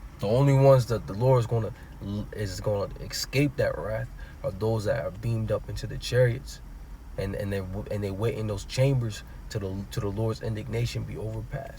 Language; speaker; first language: English; native; English